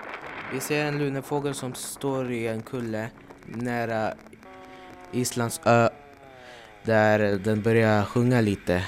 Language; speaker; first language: Swedish; early bilingual, other home language; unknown